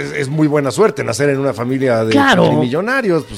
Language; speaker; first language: Spanish; native; Spanish